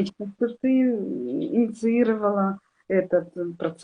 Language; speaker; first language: Russian; native; Russian